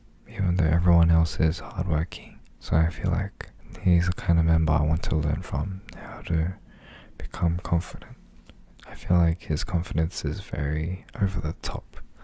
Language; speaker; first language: English; early bilingual, other home language; Korean